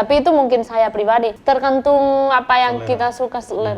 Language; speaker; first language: Indonesian; non-native, fluent; Spanish